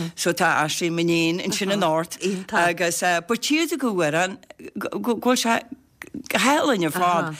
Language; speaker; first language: Irish; native; Irish